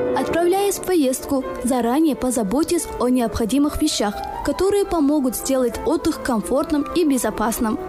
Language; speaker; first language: Russian; non-native, local second language; Tajik